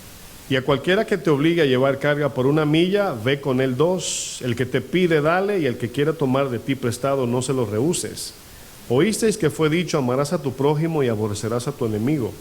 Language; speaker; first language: Spanish; native; Spanish